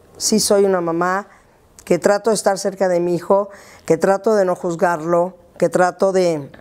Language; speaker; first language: Spanish; native; Spanish